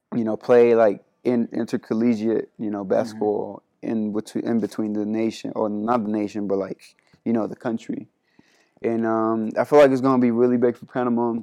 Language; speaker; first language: English; non-native, fluent; Spanish